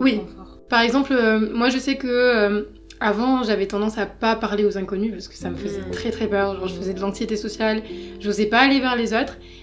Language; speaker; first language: French; native; French